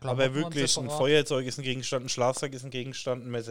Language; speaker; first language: German; native; German